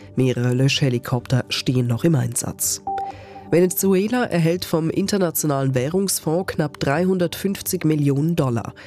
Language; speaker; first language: German; native; German